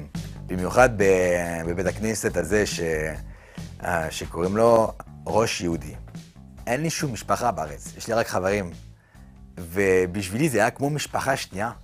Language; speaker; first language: Hebrew; non-native, fluent; French